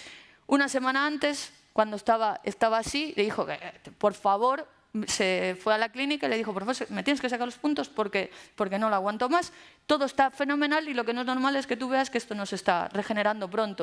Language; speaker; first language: Spanish; native; Spanish